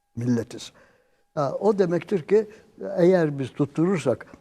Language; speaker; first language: Turkish; native; Turkish